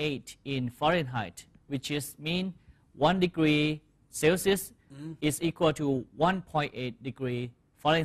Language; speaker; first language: English; non-native, fluent; Thai